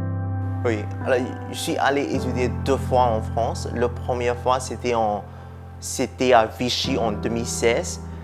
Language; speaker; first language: French; non-native, fluent; Burmese